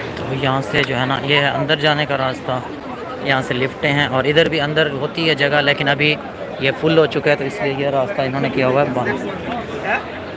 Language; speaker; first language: Urdu; non-native, local second language; Punjabi